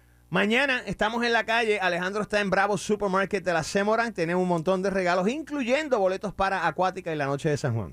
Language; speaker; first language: Spanish; native; Spanish